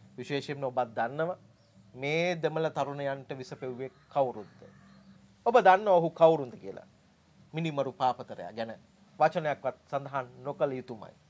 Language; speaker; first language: Sinhala; native; Sinhala